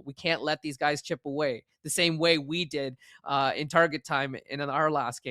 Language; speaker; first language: English; native; English